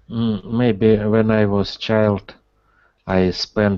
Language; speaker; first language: English; non-native, learner; Russian